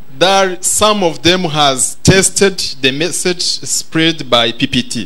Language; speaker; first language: English; non-native, local second language; Kinyarwanda